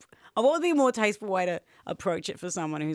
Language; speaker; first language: English; native; English